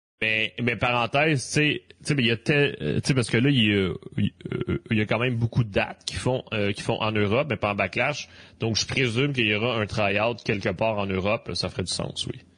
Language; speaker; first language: French; native; French